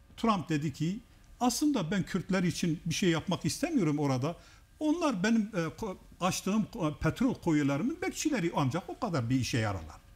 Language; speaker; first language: Turkish; non-native, local second language; Kurdish